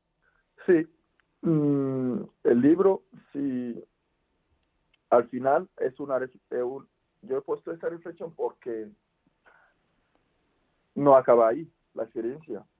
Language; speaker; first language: Spanish; non-native, fluent; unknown